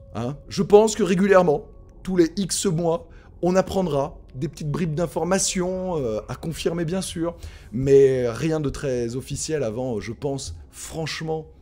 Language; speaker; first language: French; native; French